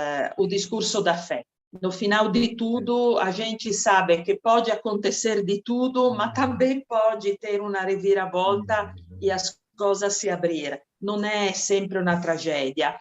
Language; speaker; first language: Portuguese; non-native, fluent; Italian